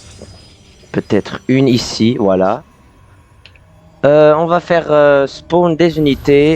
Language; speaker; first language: French; native; French